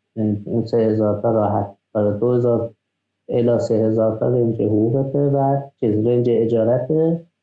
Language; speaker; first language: Persian; non-native, local second language; Azerbaijani